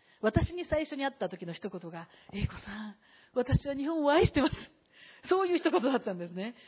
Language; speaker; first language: Japanese; native; Japanese